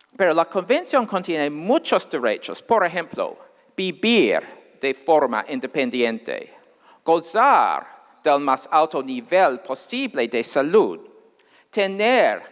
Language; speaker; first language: Spanish; non-native, fluent; English